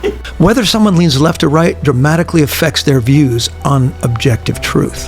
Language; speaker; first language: English; native; English